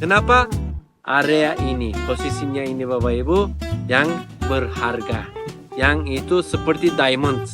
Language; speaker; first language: Indonesian; non-native, learner; Turkish